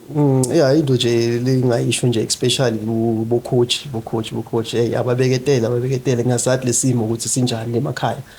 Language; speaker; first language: Zulu; non-native, local second language; Swati